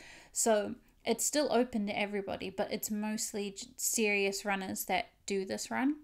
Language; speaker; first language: English; native; English